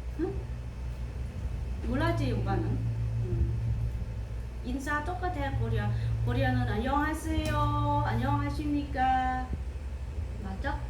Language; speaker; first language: Korean; non-native, learner; Thai